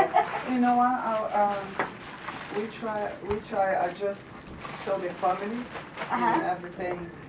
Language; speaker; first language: English; non-native, learner; Portuguese